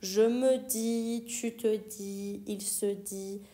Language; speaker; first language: French; non-native, fluent; Persian